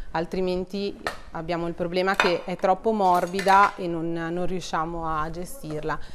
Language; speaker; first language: Italian; native; Italian